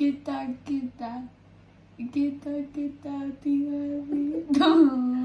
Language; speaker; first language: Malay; early bilingual, heritage; English